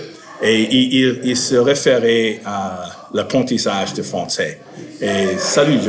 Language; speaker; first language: French; non-native, fluent; English